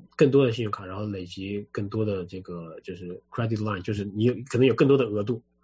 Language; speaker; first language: Chinese; native; Chinese